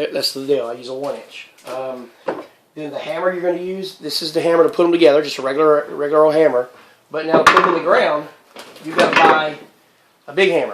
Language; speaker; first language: English; native; English